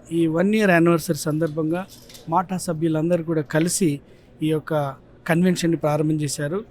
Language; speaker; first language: Telugu; native; Telugu